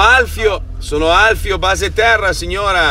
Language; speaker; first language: Italian; native; Italian